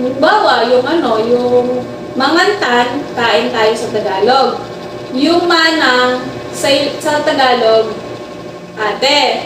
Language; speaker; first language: Filipino; non-native, local second language; Pampanga